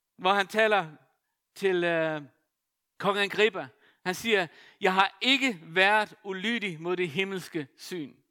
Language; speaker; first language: Danish; non-native, local second language; Faroese